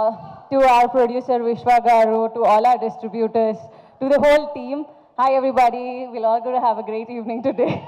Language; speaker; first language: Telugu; non-native, learner; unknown